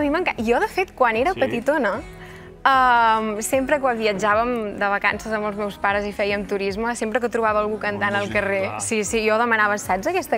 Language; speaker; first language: Catalan; native; Catalan